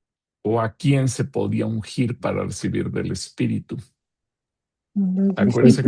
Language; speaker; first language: Spanish; native; Spanish